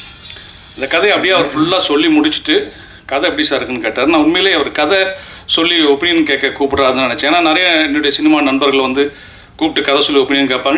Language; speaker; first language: Tamil; native; Tamil